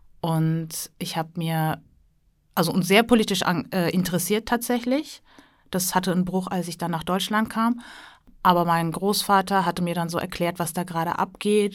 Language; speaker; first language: German; early bilingual, other home language; Turkish